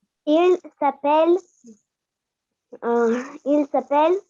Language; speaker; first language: French; non-native, learner; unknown